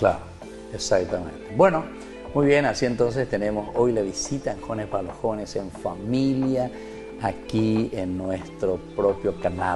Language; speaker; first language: Spanish; native; Spanish